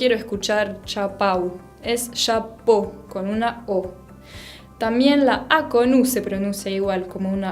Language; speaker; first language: Spanish; non-native, fluent; French